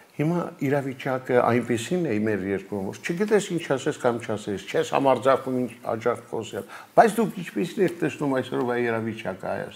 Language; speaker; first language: Armenian; native; Armenian